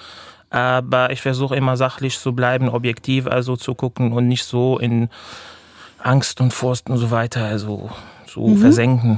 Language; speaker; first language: German; non-native, fluent; Arabic